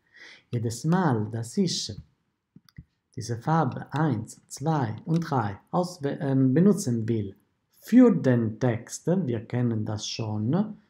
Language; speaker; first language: German; non-native, fluent; Italian